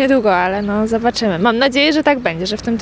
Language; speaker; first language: Polish; native; Polish